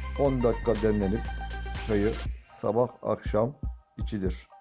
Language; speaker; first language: Turkish; native; Turkish